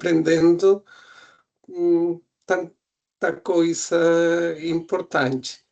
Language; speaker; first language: Portuguese; non-native, fluent; Spanish